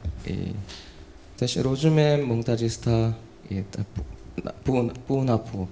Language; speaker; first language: Polish; non-native, learner; Korean